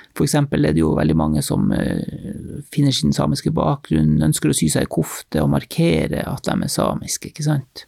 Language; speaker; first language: Norwegian; native; Norwegian